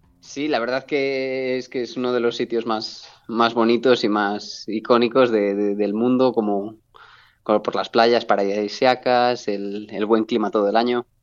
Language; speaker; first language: Spanish; native; Spanish